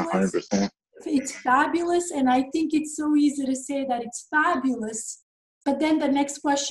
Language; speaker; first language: English; non-native, fluent; Serbian